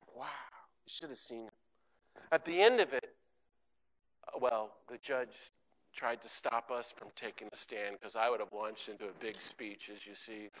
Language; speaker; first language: English; native; English